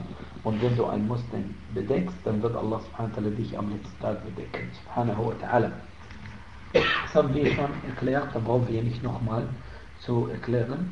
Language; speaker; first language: German; non-native, fluent; Arabic